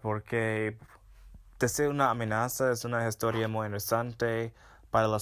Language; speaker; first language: Spanish; non-native, fluent; English